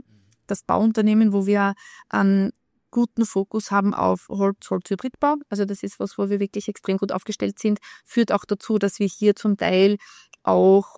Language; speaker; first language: German; native; German